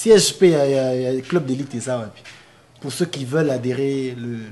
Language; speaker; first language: French; non-native, local second language; Lingala